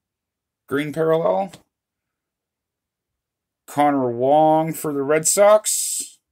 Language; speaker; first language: English; native; English